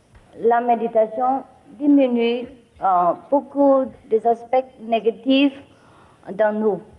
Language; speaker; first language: French; non-native, fluent; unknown